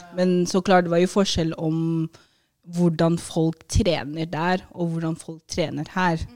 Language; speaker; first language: Norwegian; early bilingual, other home language; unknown